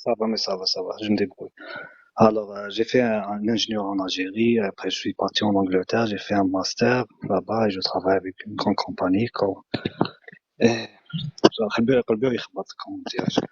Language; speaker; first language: French; non-native, local second language; Arabic